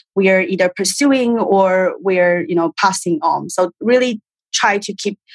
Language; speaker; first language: English; non-native, fluent; Chinese